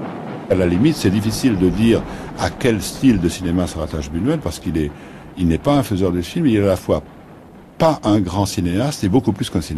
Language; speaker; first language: French; native; French